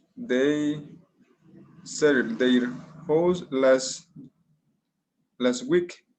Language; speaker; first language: English; non-native, learner; Spanish